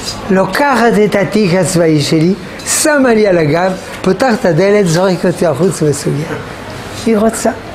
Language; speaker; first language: Hebrew; non-native, fluent; French